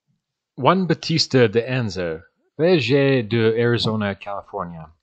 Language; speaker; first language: Spanish; non-native, learner; English